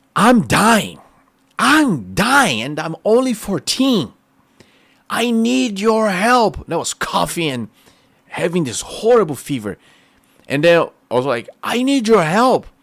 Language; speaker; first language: English; non-native, fluent; Portuguese